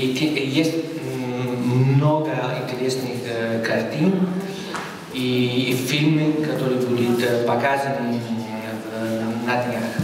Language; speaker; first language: Russian; non-native, fluent; Italian